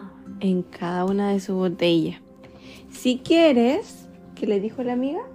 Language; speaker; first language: Spanish; native; Spanish